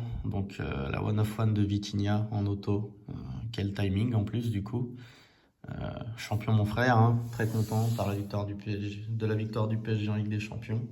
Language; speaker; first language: French; native; French